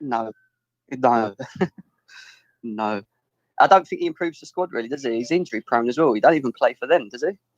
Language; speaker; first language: English; native; English